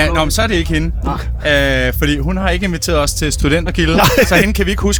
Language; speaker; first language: Danish; native; Danish